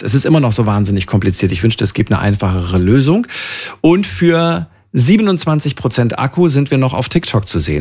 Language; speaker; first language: German; native; German